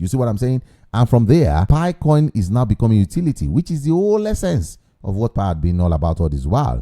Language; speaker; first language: English; non-native, local second language; Yoruba